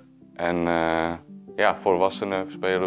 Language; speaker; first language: Dutch; non-native, fluent; Czech